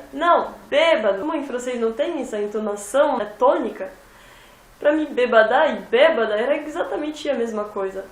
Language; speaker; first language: Portuguese; non-native, fluent; French